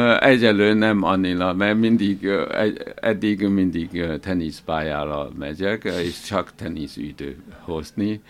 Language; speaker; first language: Hungarian; non-native, learner; Chinese